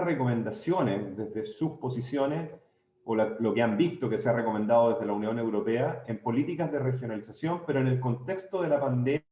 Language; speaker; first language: Spanish; native; Spanish